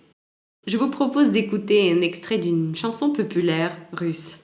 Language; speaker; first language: French; non-native, fluent; Russian